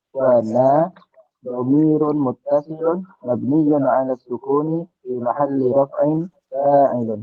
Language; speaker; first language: Arabic; non-native, learner; Indonesian